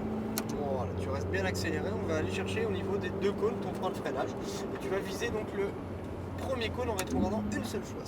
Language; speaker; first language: French; native; French